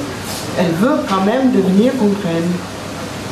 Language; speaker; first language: French; non-native, fluent; English